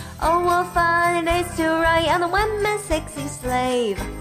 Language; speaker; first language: English; non-native, fluent; Chinese